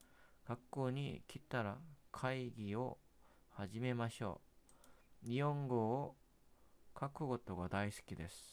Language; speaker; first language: Japanese; non-native, learner; Korean